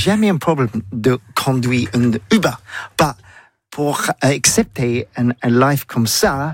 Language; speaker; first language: French; non-native, learner; English